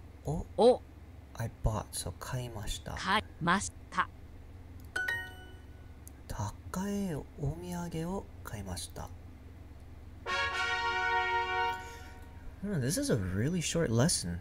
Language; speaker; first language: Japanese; non-native, learner; English